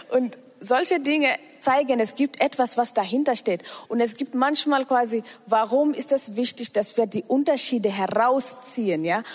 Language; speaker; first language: German; non-native, fluent; Swahili